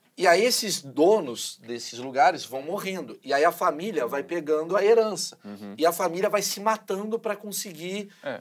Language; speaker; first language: Portuguese; native; Portuguese